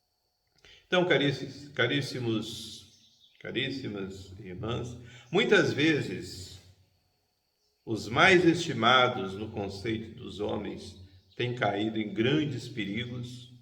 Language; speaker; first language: Portuguese; native; Portuguese